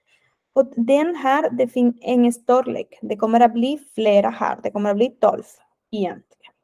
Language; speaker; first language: Swedish; non-native, fluent; Spanish